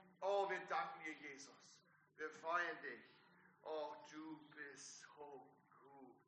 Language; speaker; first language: German; non-native, learner; English